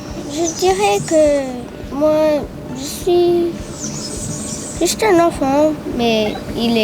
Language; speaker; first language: French; early bilingual, heritage; French